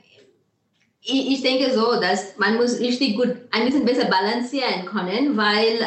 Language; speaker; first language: German; non-native, fluent; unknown